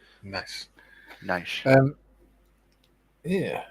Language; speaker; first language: English; native; English